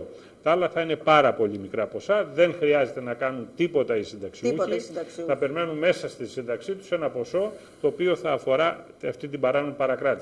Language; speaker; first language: Greek; native; Greek